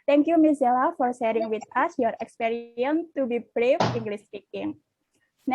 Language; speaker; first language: English; non-native, learner; Indonesian